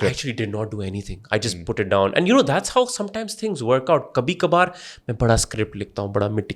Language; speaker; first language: English; non-native, local second language; Urdu